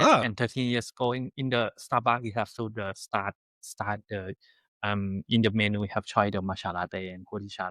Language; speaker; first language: English; non-native, learner; Thai